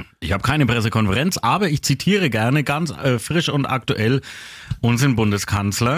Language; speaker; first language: German; native; German